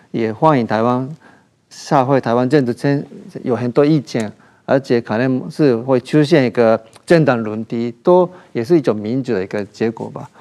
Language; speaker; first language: Chinese; non-native, fluent; Japanese